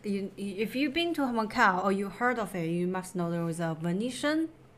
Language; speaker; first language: English; non-native, fluent; Chinese